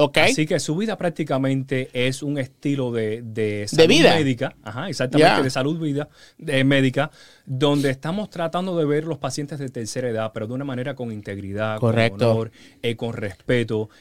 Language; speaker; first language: Spanish; early bilingual, heritage; Spanish